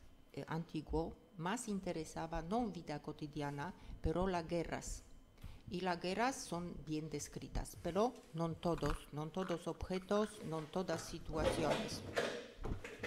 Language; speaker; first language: Spanish; non-native, fluent; Polish